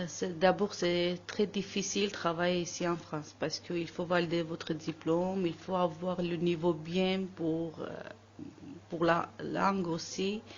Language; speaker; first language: French; non-native, learner; Armenian